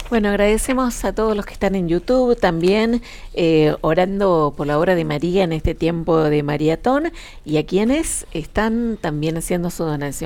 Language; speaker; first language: Spanish; native; Spanish